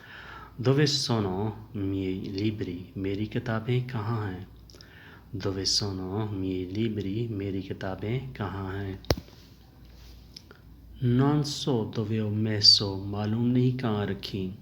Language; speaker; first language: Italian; non-native, learner; Urdu